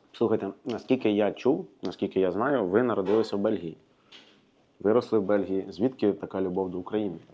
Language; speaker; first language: Ukrainian; native; Ukrainian